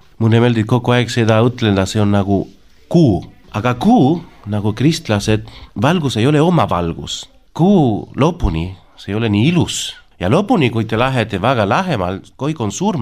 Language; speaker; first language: Estonian; non-native, learner; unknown